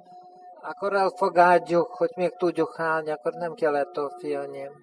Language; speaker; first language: Hungarian; non-native, fluent; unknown